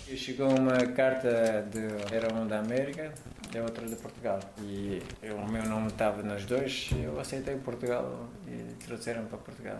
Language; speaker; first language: Portuguese; non-native, fluent; Persian